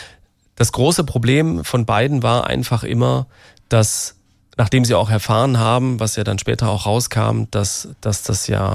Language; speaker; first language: German; native; German